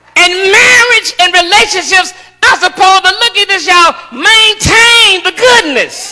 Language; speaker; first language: English; native; English